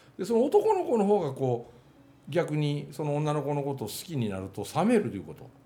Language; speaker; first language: Japanese; native; Japanese